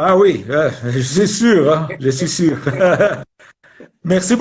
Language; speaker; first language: French; non-native, learner; Portuguese